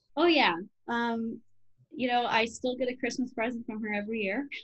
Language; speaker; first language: English; native; English